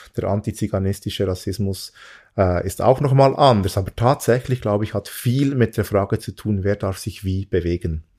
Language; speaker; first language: German; early bilingual, other home language; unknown